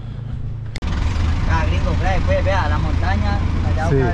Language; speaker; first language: Spanish; native; Spanish